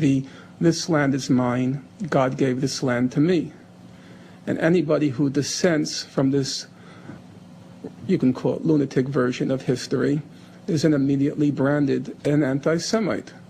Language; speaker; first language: English; native; English